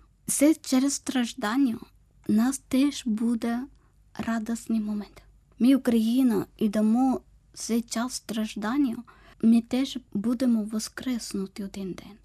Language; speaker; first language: Ukrainian; non-native, learner; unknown